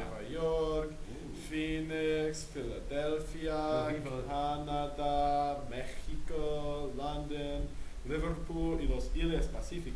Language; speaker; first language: Spanish; non-native, learner; English